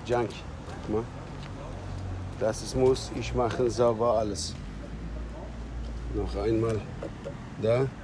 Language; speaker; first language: German; non-native, learner; Turkish